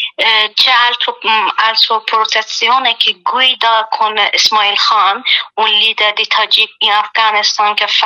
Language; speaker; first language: Italian; non-native, learner; Persian